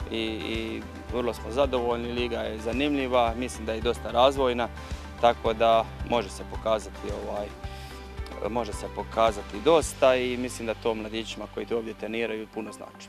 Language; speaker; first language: Croatian; native; Croatian